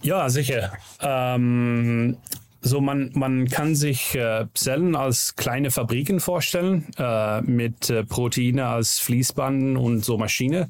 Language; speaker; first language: German; non-native, learner; Dutch